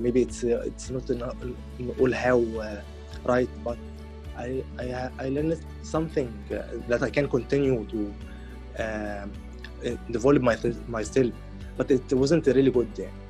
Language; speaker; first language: English; non-native, learner; Arabic